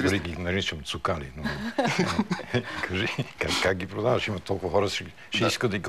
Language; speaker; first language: Bulgarian; early bilingual, heritage; Bulgarian